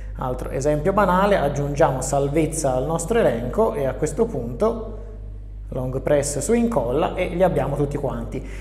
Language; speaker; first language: Italian; native; Italian